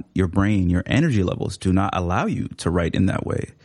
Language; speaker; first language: English; early bilingual, other home language; Somali